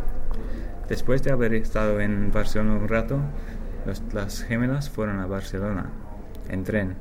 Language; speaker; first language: Spanish; non-native, learner; English